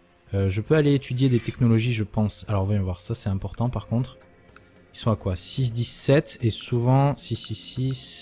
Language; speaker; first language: French; native; French